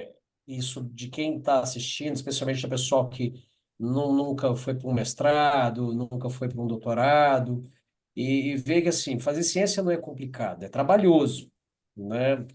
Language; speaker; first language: Portuguese; native; Portuguese